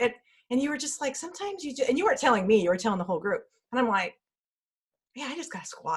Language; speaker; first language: English; native; English